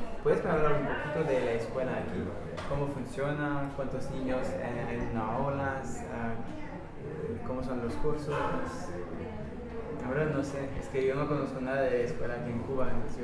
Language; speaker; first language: Spanish; non-native, learner; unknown